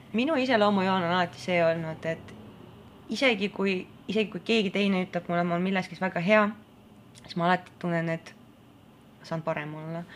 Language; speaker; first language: Estonian; non-native, local second language; Russian